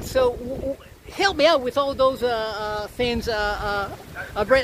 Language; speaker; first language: English; non-native, fluent; Spanish